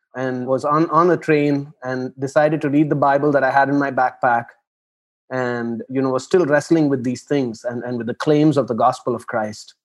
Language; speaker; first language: English; non-native, local second language; Tamil